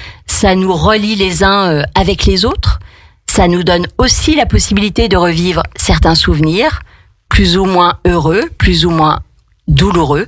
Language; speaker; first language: French; native; French